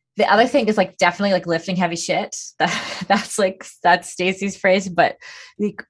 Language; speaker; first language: English; native; English